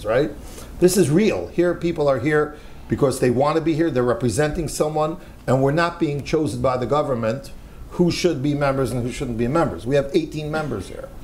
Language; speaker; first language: English; native; English